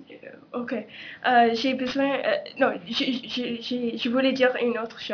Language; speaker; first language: French; non-native, local second language; English